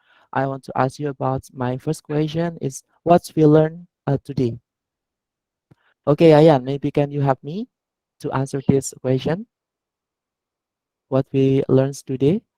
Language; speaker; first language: English; non-native, learner; Indonesian